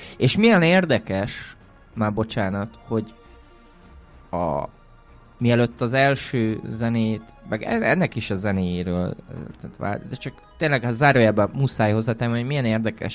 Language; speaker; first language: Hungarian; native; Hungarian